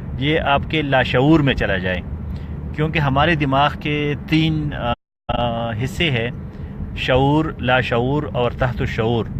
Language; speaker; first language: Urdu; non-native, local second language; Pashto